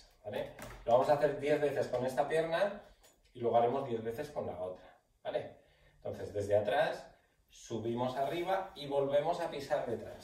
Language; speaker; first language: Spanish; native; Spanish